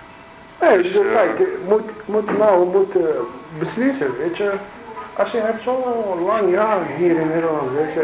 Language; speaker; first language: Dutch; non-native, learner; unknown